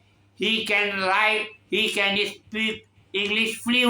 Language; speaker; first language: English; non-native, local second language; Urdu